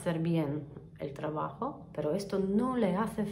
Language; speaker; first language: Spanish; non-native, fluent; Polish